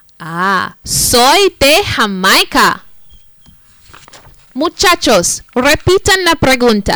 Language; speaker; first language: Spanish; non-native, fluent; English